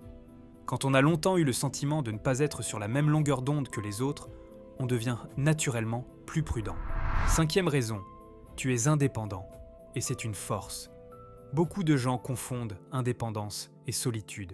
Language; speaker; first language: French; native; French